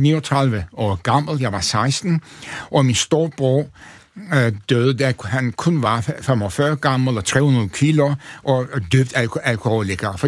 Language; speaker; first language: Danish; non-native, fluent; Turkish